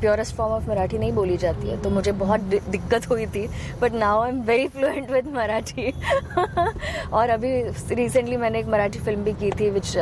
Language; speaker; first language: Hindi; native; Hindi